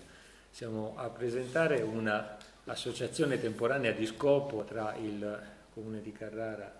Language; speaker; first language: Italian; native; Italian